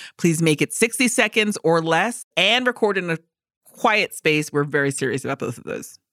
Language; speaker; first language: English; native; English